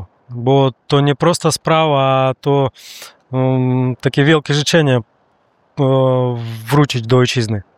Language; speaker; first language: Polish; non-native, learner; Russian